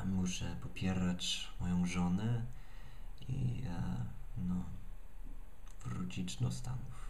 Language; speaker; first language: Polish; non-native, fluent; English